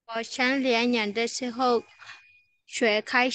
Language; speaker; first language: Chinese; non-native, learner; Burmese